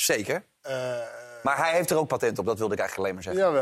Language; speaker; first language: Dutch; native; Dutch